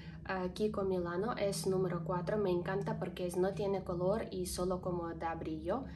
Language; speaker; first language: Spanish; non-native, learner; Ukrainian